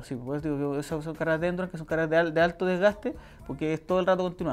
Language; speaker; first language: Spanish; native; Spanish